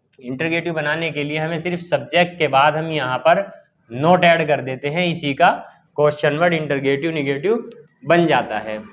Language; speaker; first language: Urdu; native; Urdu